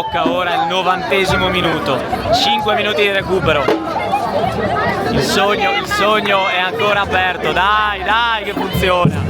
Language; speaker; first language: Italian; native; Italian